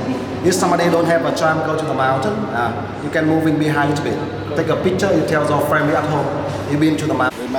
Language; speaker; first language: English; non-native, fluent; Vietnamese